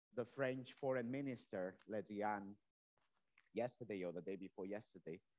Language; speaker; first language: English; non-native, fluent; Catalan